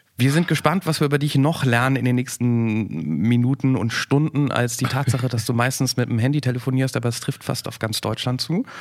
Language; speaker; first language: German; native; German